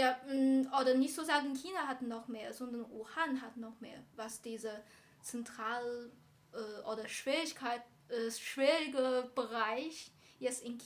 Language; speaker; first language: German; non-native, learner; Chinese